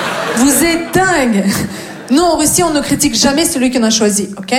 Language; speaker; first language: French; non-native, fluent; Russian